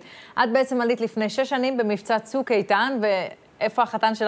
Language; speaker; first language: Hebrew; native; Hebrew